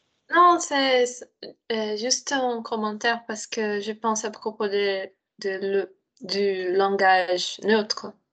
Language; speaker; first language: French; non-native, learner; Portuguese